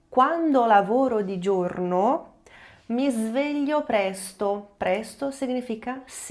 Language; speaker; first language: Italian; non-native, fluent; Portuguese